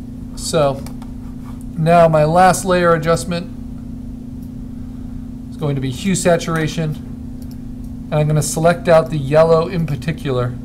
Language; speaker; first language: English; native; English